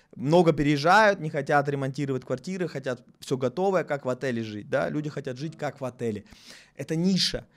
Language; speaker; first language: Russian; native; Russian